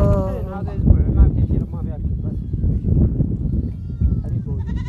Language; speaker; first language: Arabic; non-native, learner; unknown